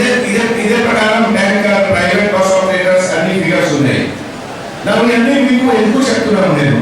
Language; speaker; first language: Telugu; non-native, fluent; Hindi